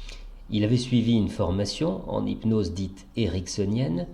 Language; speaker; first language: French; native; French